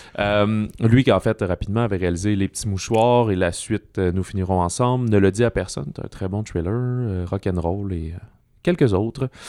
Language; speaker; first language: French; native; French